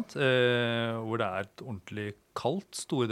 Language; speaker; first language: Norwegian; native; Norwegian